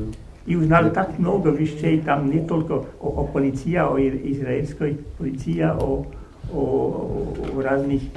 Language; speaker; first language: Russian; non-native, learner; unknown